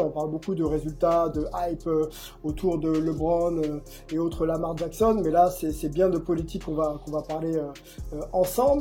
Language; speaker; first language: French; native; French